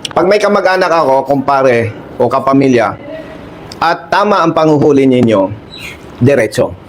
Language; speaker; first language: Filipino; native; Filipino